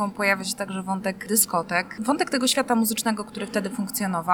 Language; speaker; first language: Polish; native; Polish